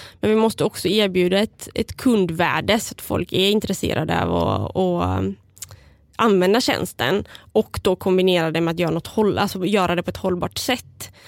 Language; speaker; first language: Swedish; early bilingual, other home language; Bulgarian